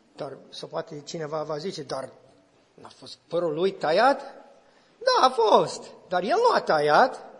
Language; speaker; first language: Romanian; non-native, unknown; English